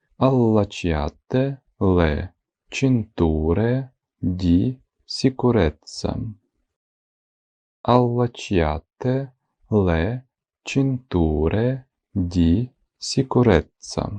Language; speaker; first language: Italian; non-native, fluent; Ukrainian